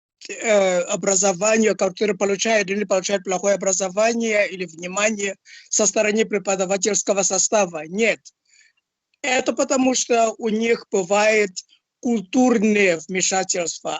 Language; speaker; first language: Russian; non-native, fluent; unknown